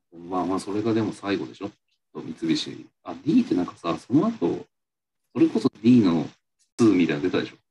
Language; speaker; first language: Japanese; native; Japanese